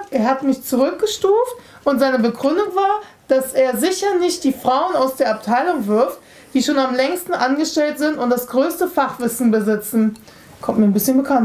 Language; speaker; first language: German; native; German